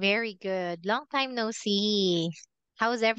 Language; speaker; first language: English; non-native, fluent; Filipino